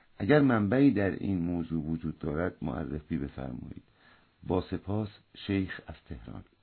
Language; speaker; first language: Persian; native; Persian